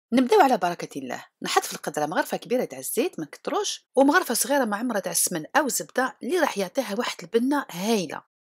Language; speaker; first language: Arabic; native; Arabic